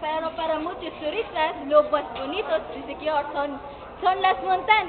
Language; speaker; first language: Spanish; non-native, learner; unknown